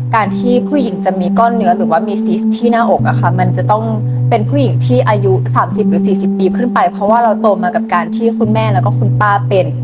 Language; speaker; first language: Thai; native; Thai